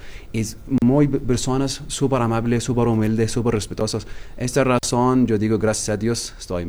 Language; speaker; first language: Spanish; non-native, learner; Arabic